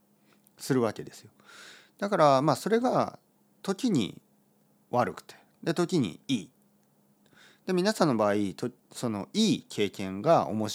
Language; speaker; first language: Japanese; native; Japanese